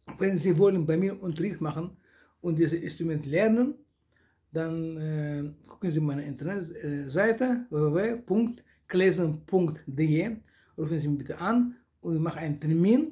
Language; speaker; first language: German; non-native, learner; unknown